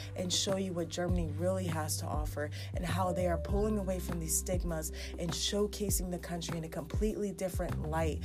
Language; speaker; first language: English; early bilingual, heritage; English